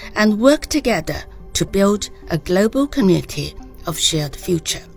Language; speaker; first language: English; non-native, fluent; Chinese